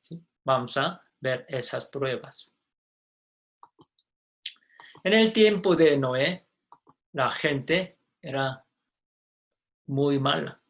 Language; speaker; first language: Spanish; non-native, fluent; Korean